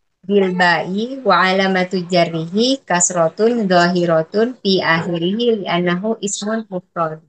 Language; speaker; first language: Arabic; non-native, learner; Indonesian